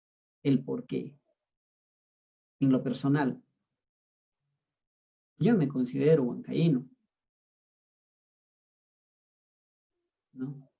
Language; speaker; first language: Spanish; native; Spanish